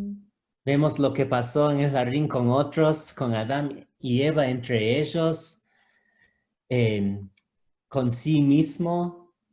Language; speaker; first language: Spanish; non-native, fluent; English